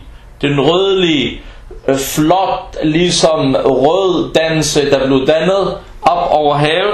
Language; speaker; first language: Danish; non-native, local second language; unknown